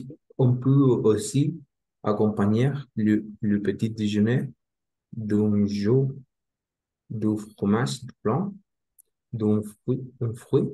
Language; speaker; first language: French; non-native, learner; Spanish